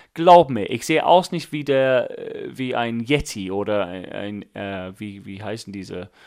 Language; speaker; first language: German; non-native, fluent; English